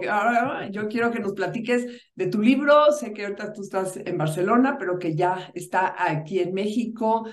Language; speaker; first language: Spanish; native; Spanish